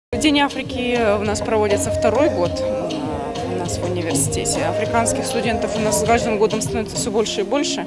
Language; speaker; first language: Russian; native; Russian